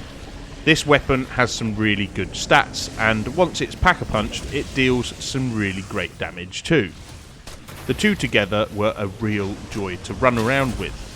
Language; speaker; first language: English; native; English